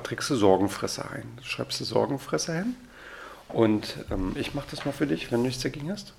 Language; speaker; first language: German; native; German